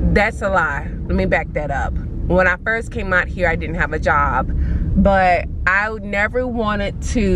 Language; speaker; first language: English; native; English